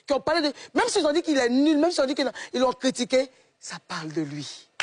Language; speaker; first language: French; native; French